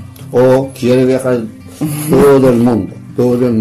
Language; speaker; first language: Spanish; non-native, learner; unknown